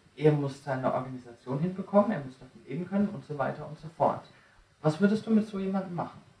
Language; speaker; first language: German; native; German